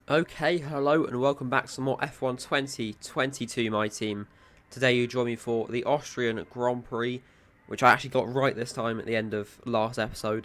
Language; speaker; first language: English; native; English